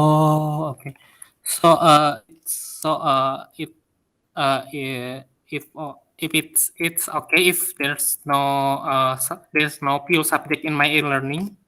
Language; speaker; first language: English; non-native, learner; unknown